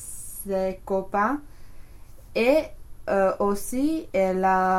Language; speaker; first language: French; non-native, learner; English